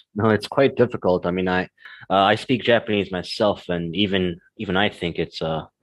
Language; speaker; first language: English; native; English